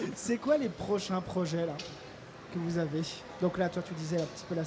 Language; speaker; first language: French; native; French